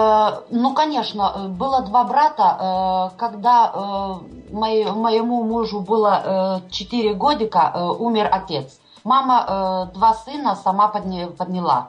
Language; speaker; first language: Russian; non-native, fluent; Lithuanian